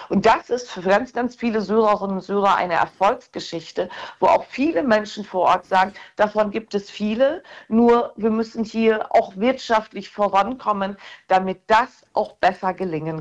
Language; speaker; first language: German; early bilingual, other home language; Turkish